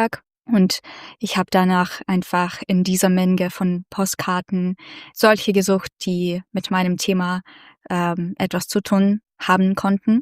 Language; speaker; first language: German; non-native, fluent; Russian